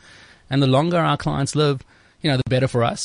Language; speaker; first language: English; native; English